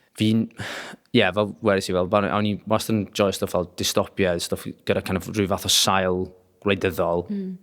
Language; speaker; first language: Welsh; non-native, local second language; English